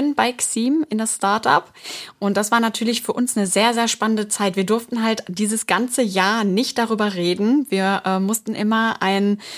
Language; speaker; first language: German; native; German